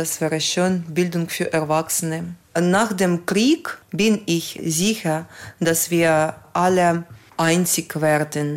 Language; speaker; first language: German; non-native, fluent; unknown